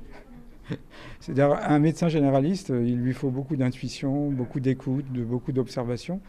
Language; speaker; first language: French; native; French